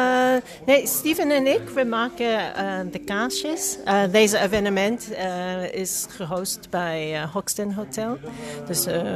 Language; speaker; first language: Dutch; non-native, fluent; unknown